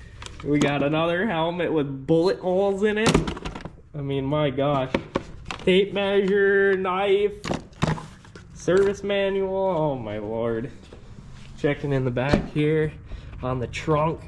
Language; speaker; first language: English; native; English